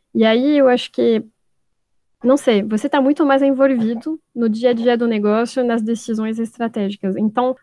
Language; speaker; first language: Portuguese; non-native, fluent; French